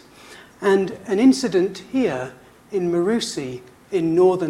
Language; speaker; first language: English; native; English